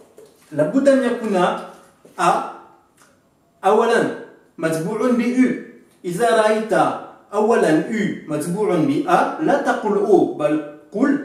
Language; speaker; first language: Arabic; non-native, fluent; French